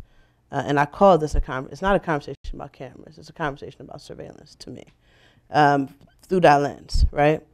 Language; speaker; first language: English; native; English